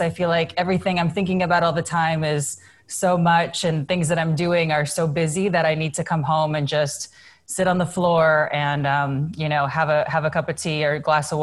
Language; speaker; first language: English; native; English